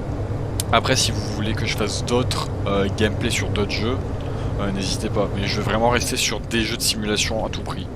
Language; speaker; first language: French; native; French